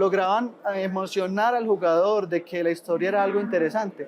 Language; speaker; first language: Spanish; native; Spanish